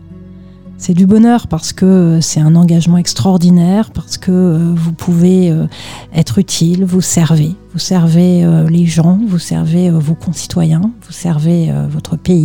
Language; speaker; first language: French; native; French